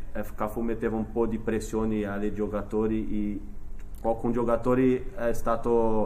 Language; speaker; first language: Italian; non-native, fluent; Portuguese